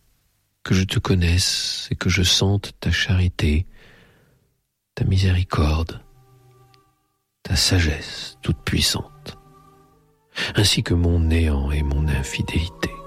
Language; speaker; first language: French; native; French